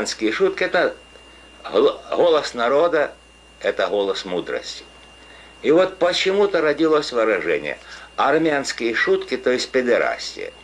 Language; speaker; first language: Russian; native; Russian